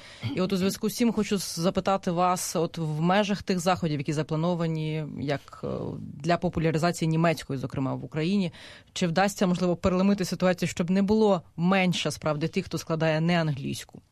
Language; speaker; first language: Ukrainian; native; Ukrainian